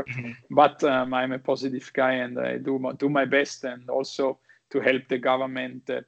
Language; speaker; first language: English; non-native, fluent; German